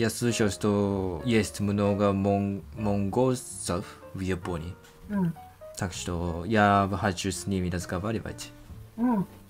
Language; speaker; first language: Russian; non-native, learner; Japanese